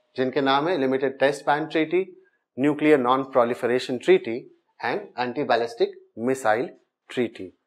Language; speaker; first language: Hindi; native; Hindi